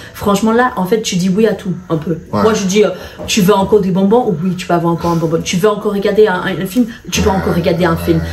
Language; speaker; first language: French; non-native, fluent; English